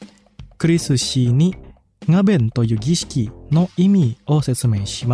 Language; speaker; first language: Japanese; non-native, fluent; Indonesian